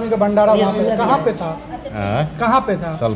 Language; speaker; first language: Hindi; native; Hindi